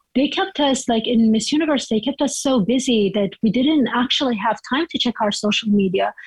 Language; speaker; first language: English; non-native, fluent; Arabic